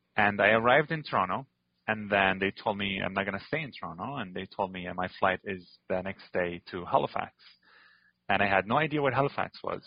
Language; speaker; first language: English; non-native, fluent; Arabic